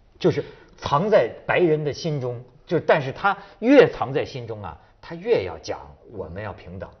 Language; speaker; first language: Chinese; native; Chinese